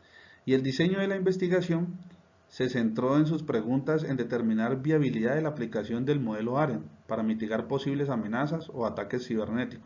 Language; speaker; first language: Spanish; native; Spanish